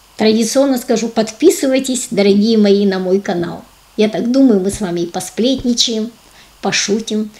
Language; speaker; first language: Russian; native; Russian